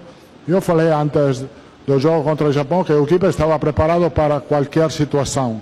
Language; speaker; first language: Portuguese; non-native, learner; Italian